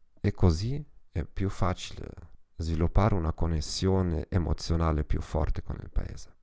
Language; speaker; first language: Italian; non-native, fluent; German